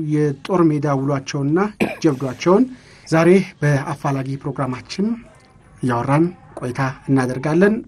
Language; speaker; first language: Amharic; native; Amharic